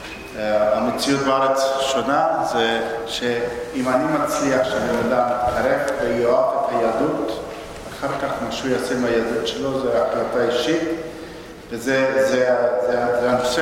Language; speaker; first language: Hebrew; non-native, fluent; Spanish